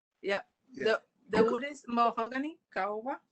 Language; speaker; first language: English; non-native, local second language; Spanish